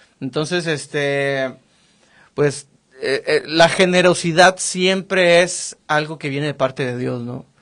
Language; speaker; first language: Spanish; native; Spanish